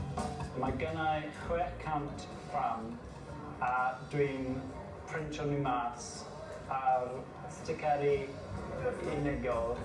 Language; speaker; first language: Welsh; non-native, local second language; English